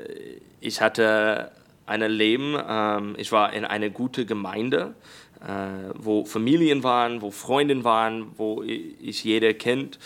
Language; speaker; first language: German; non-native, learner; English